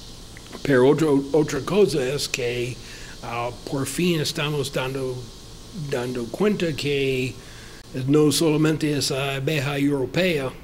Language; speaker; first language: Spanish; non-native, fluent; English